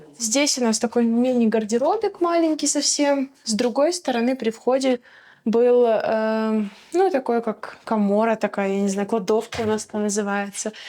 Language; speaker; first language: Russian; native; Russian